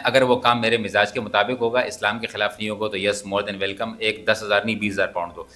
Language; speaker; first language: Urdu; non-native, local second language; Pashto